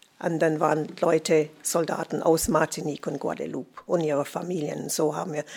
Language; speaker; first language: German; non-native, fluent; English